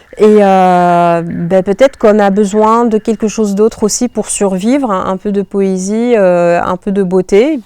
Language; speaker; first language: French; non-native, local second language; Arabic